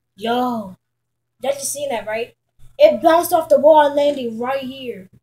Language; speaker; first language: English; native; English